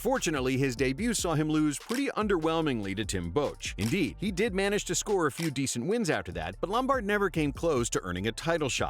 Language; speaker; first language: English; native; English